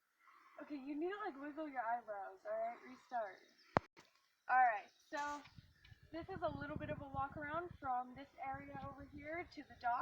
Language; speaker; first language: English; native; English